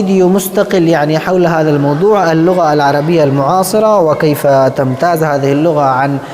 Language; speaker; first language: Arabic; non-native, fluent; Urdu